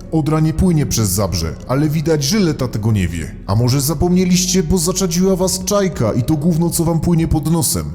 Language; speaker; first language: Polish; native; Polish